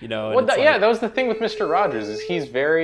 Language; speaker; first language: English; native; English